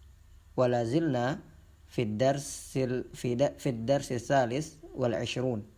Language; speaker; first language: Arabic; non-native, fluent; Indonesian